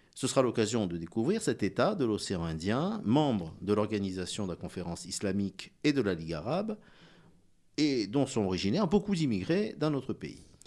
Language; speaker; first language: French; native; French